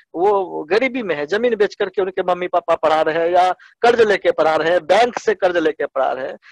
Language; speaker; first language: Hindi; native; Hindi